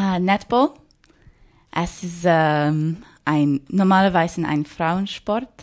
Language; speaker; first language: German; non-native, learner; English